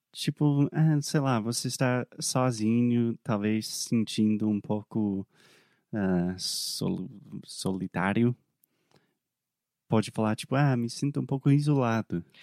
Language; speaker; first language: Portuguese; non-native, fluent; English